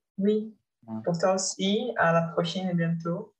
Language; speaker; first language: French; non-native, learner; Portuguese